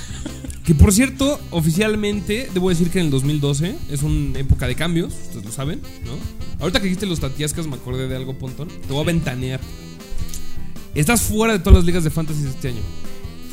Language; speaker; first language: Spanish; native; Spanish